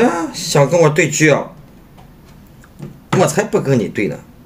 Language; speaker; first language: Chinese; native; Chinese